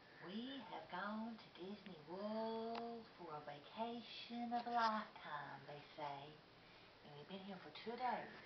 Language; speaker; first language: English; native; English